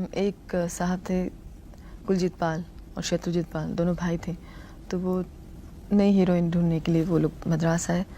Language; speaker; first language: Hindi; non-native, local second language; Tamil